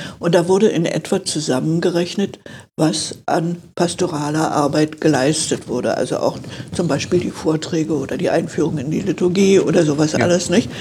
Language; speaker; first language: German; native; German